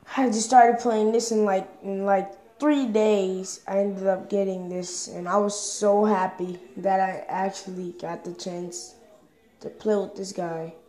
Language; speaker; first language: English; native; English